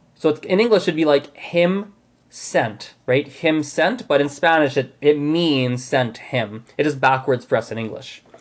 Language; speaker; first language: English; native; English